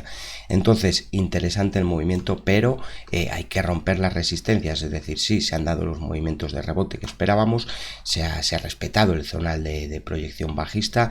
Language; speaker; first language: Spanish; native; Spanish